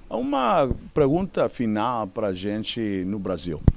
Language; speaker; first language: Portuguese; non-native, learner; Spanish